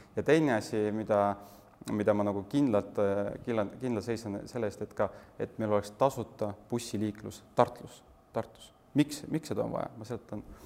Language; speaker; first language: Estonian; non-native, local second language; Russian